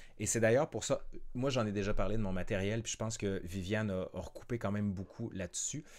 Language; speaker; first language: French; native; French